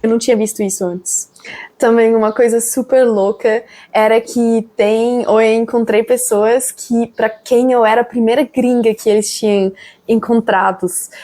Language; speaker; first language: Portuguese; non-native, fluent; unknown